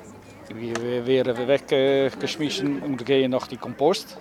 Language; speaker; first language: German; non-native, learner; Dutch